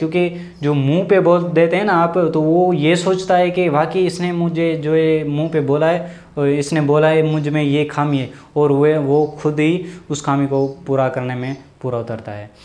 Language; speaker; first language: Urdu; non-native, local second language; Sindhi